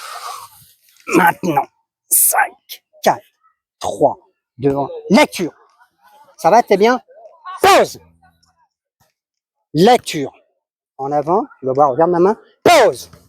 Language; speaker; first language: French; native; French